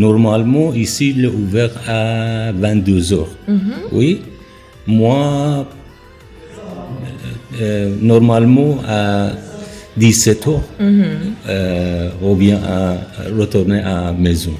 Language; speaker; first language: French; non-native, learner; Persian